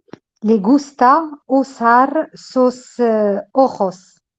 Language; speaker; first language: Spanish; non-native, learner; Arabic